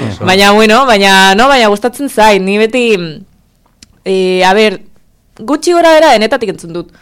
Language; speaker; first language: Basque; non-native, local second language; Spanish